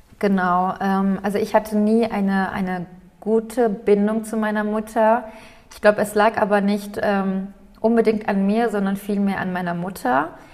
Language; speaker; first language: German; early bilingual, other home language; Turkish